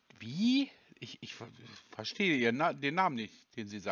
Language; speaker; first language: German; native; German